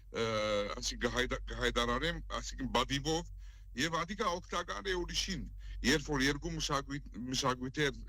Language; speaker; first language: Armenian; native; Armenian